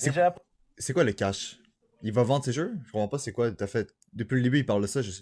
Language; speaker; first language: French; native; French